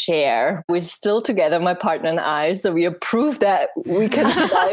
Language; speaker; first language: English; non-native, fluent; German